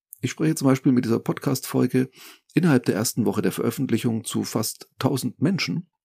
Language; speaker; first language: German; native; German